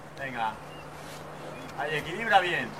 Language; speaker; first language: Spanish; native; Spanish